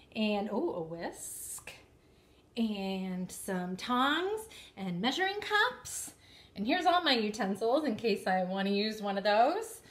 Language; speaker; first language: English; native; English